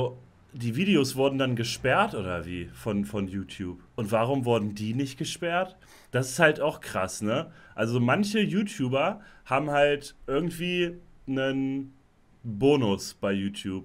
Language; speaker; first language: German; native; German